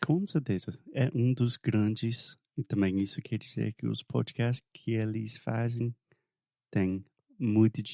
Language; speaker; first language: Portuguese; non-native, fluent; English